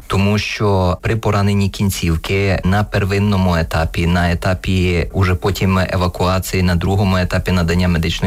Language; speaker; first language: Ukrainian; native; Ukrainian